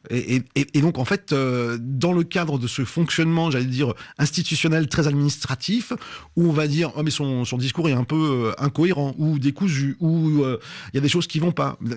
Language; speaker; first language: French; native; French